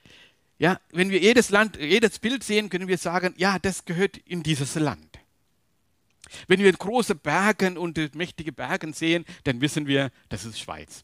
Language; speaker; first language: German; non-native, learner; Tamil